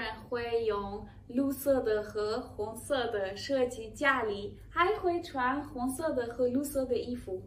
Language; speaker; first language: Chinese; non-native, fluent; Persian